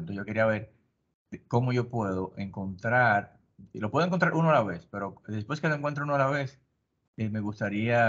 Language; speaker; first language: Spanish; native; Spanish